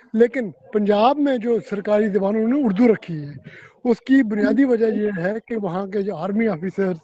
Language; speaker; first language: Hindi; non-native, local second language; Punjabi